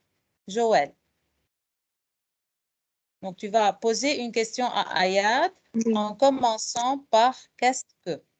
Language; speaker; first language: French; non-native, local second language; Arabic